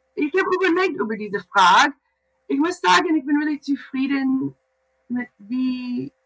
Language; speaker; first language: German; non-native, learner; English